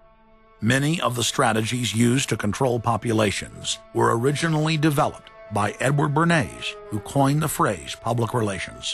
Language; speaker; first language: English; native; English